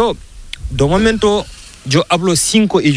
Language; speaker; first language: Spanish; non-native, local second language; Fula